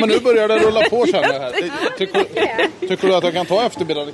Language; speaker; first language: Swedish; native; Swedish